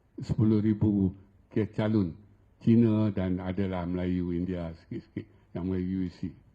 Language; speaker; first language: Malay; native; Malay